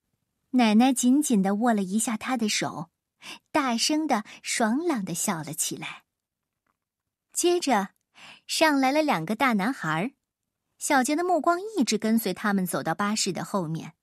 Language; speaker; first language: Chinese; native; Chinese